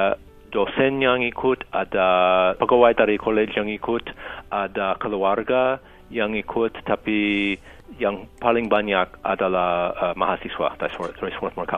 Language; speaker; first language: Indonesian; non-native, fluent; English